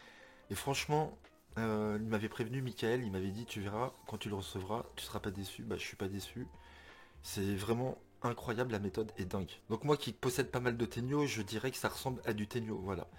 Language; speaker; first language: French; native; French